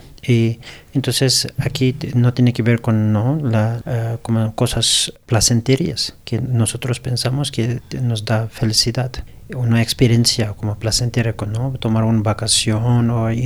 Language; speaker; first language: Spanish; non-native, learner; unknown